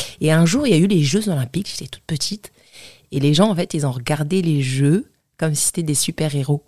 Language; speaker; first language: French; non-native, local second language; Arabic